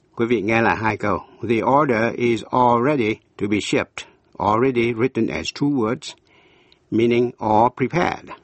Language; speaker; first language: English; non-native, fluent; Vietnamese